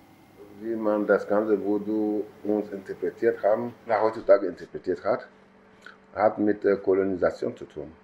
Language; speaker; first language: German; non-native, fluent; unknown